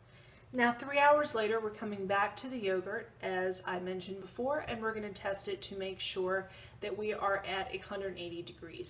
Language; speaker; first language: English; native; English